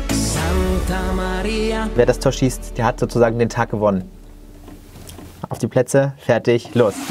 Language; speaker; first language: German; native; German